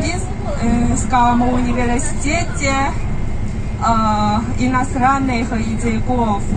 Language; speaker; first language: Russian; non-native, learner; Chinese